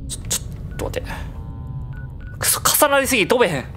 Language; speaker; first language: Japanese; native; Japanese